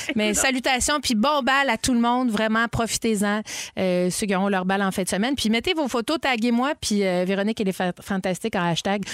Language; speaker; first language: French; native; French